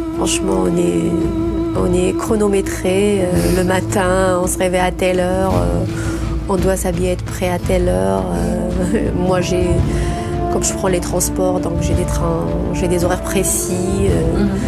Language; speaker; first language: French; non-native, local second language; Arabic